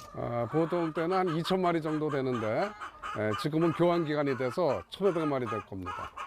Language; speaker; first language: Korean; native; Korean